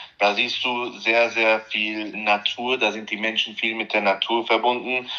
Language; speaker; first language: German; early bilingual, other home language; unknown